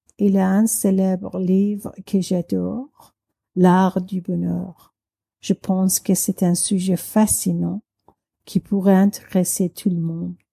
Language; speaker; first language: French; non-native, learner; Persian